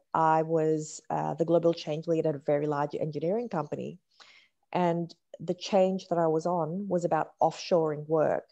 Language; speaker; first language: English; native; English